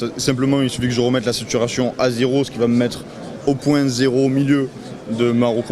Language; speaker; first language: French; native; French